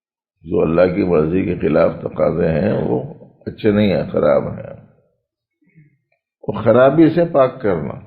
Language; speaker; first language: Urdu; native; Urdu